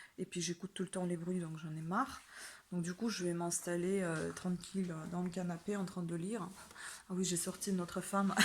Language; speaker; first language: French; native; French